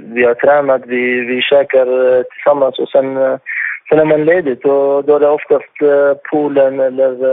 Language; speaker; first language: Swedish; non-native, fluent; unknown